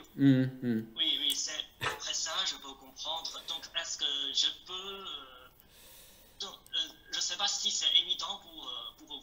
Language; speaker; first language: French; non-native, learner; Chinese